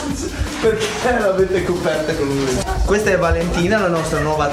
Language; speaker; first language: Italian; native; Italian